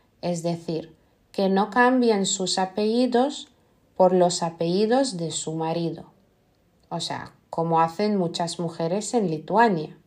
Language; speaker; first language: Spanish; non-native, fluent; Lithuanian